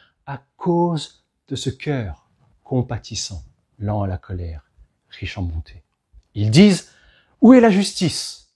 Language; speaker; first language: French; native; French